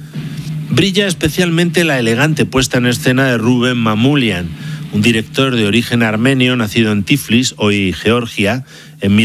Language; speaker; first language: Spanish; native; Spanish